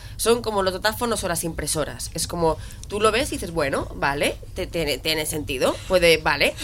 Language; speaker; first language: Spanish; native; Spanish